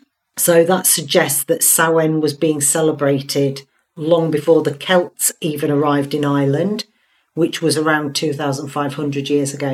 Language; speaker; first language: English; native; English